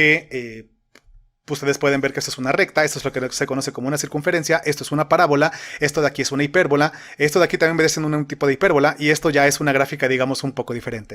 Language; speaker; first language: Spanish; native; Spanish